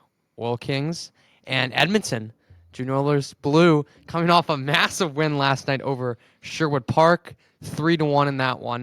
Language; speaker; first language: English; native; English